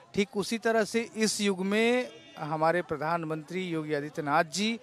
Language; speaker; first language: Hindi; native; Hindi